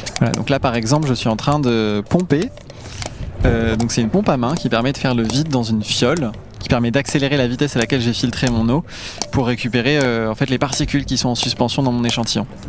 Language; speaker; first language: French; native; French